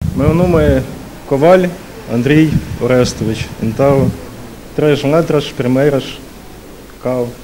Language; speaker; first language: Portuguese; non-native, learner; Ukrainian